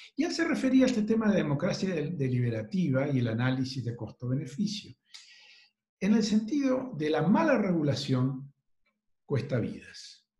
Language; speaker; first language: Spanish; native; Spanish